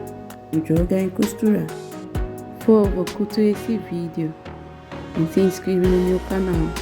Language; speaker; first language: Portuguese; non-native, learner; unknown